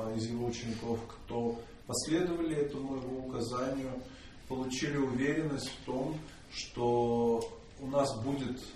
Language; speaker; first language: Russian; native; Russian